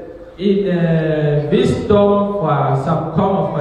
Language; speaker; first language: Danish; non-native, fluent; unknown